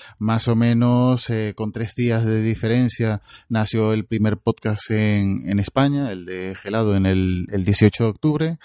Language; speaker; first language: Spanish; native; Spanish